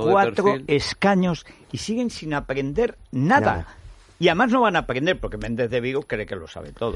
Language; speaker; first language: Spanish; native; Spanish